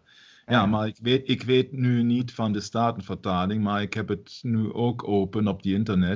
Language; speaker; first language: Dutch; non-native, local second language; German